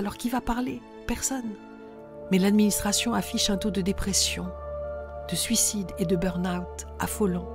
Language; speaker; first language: French; native; French